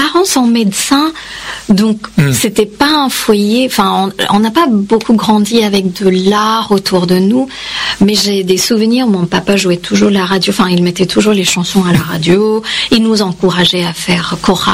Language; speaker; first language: French; non-native, fluent; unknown